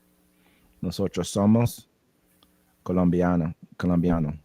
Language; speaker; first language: Spanish; non-native, learner; English